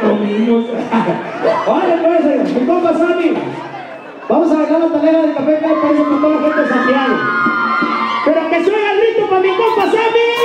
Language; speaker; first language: Spanish; native; Spanish